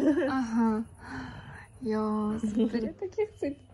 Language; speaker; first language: Czech; non-native, learner; Kara-Kalpak